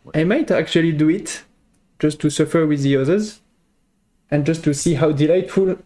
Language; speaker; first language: English; non-native, fluent; French